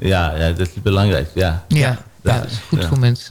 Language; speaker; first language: Dutch; non-native, learner; Persian